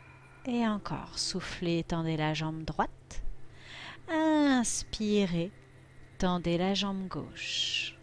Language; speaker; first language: French; native; French